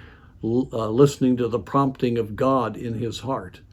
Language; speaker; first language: English; native; English